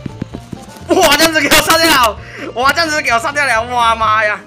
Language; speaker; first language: Chinese; native; Chinese